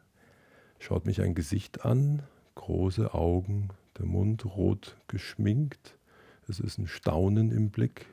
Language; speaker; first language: German; native; German